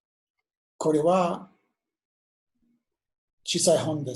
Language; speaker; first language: Japanese; non-native, learner; English